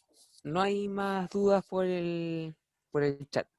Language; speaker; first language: Spanish; native; Spanish